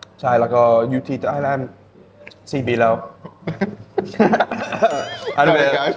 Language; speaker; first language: Thai; non-native, learner; English